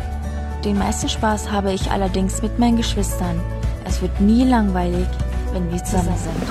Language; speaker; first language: German; early bilingual, other home language; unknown